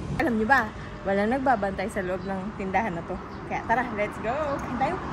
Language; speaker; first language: Filipino; native; Filipino